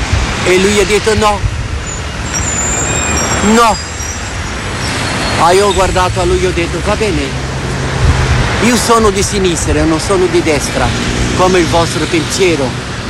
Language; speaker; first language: Italian; non-native, fluent; Portuguese